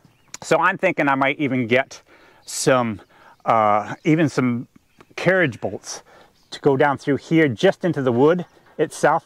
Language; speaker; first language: English; native; English